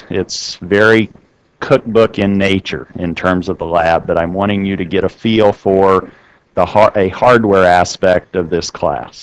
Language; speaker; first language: English; native; English